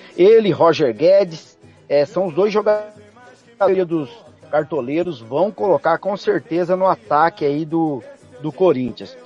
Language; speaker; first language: Portuguese; native; Portuguese